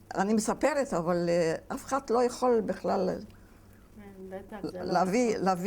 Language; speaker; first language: Hebrew; non-native, fluent; Yiddish